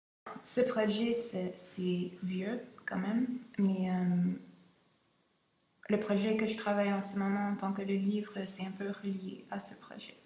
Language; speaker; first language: French; non-native, local second language; English